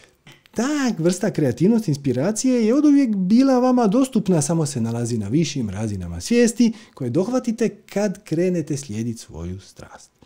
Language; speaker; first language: Croatian; native; Croatian